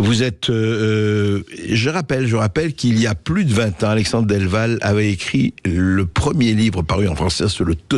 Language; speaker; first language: French; native; French